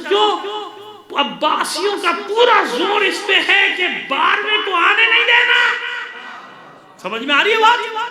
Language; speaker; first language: Urdu; native; Urdu